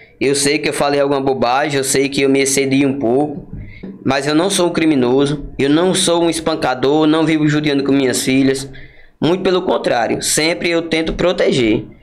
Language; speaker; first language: Portuguese; native; Portuguese